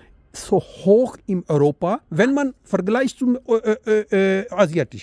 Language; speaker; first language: German; non-native, learner; Urdu